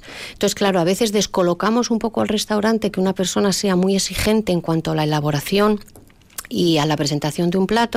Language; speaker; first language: Spanish; native; Spanish